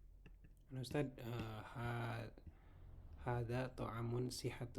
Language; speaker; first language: Arabic; non-native, learner; Indonesian